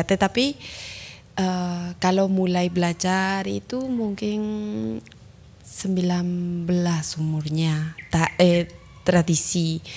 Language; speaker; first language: Indonesian; non-native, learner; Spanish